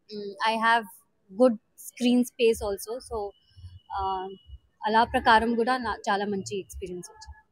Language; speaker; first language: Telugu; non-native, learner; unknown